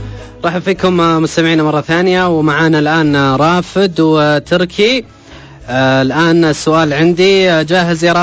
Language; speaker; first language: Arabic; native; Arabic